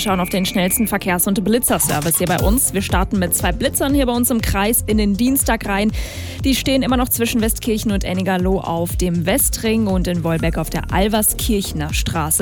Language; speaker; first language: German; native; German